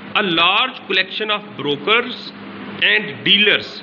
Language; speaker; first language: English; non-native, local second language; Urdu